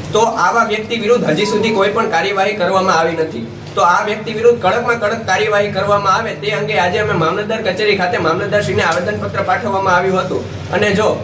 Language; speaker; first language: Gujarati; non-native, local second language; Sindhi